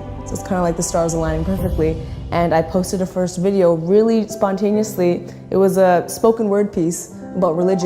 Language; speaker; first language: English; native; English